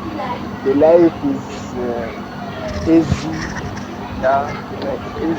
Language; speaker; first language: English; non-native, learner; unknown